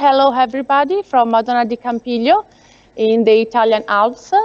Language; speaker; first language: English; non-native, learner; Italian